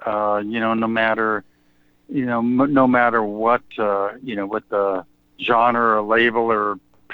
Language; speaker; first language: English; native; English